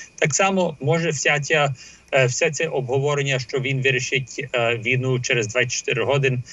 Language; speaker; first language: Ukrainian; early bilingual, heritage; Ukrainian